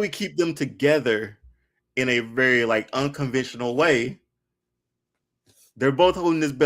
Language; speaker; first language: English; native; English